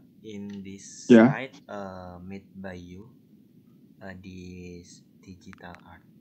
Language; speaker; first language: English; non-native, learner; Indonesian